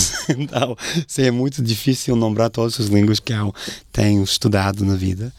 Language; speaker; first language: Portuguese; non-native, fluent; English